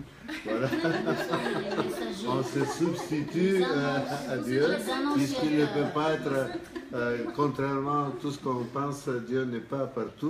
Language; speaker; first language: French; non-native, fluent; Bulgarian